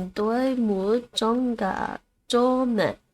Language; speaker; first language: Vietnamese; non-native, learner; Dutch